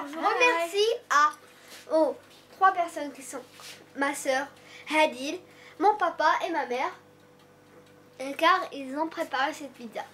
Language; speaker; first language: French; non-native, local second language; Arabic